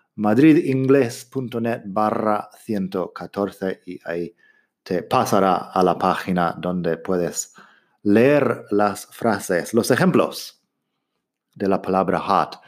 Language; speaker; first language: Spanish; non-native, fluent; English